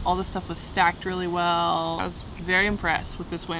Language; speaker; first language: English; native; English